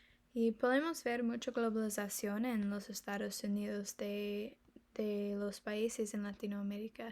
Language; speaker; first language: Spanish; non-native, learner; English